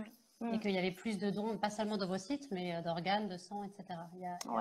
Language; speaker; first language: French; native; French